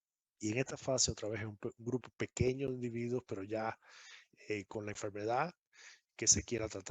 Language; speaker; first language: Spanish; native; Spanish